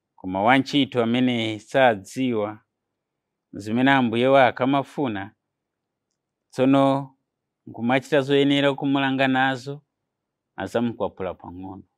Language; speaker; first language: Nyanja; non-native, fluent; Nyankole